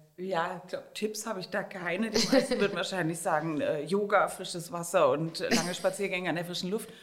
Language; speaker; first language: German; native; German